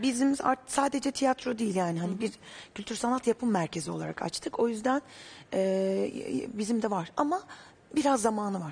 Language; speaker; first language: Turkish; native; Turkish